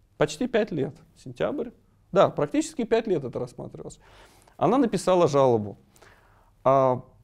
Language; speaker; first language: Russian; native; Russian